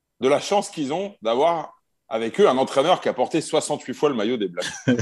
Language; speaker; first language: French; native; French